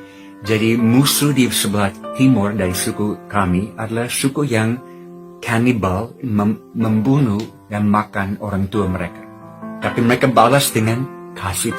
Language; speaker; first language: Indonesian; non-native, fluent; English